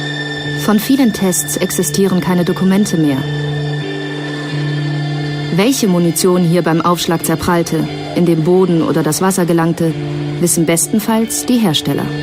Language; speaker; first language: German; native; German